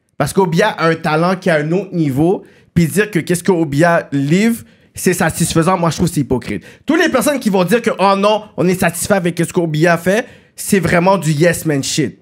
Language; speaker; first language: French; native; French